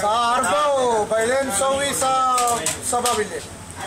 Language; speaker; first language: Arabic; non-native, learner; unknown